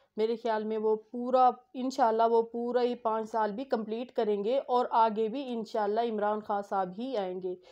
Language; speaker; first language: Urdu; non-native, local second language; Saraiki